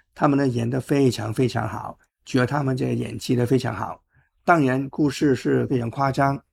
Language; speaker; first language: Chinese; non-native, fluent; Cantonese